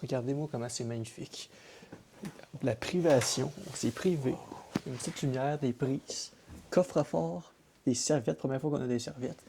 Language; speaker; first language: French; native; French